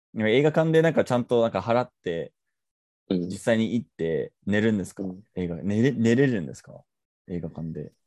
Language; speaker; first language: Japanese; non-native, fluent; English